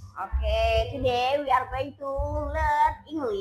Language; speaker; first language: English; non-native, learner; Indonesian